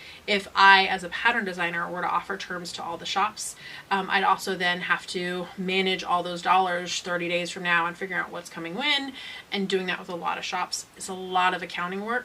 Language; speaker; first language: English; native; English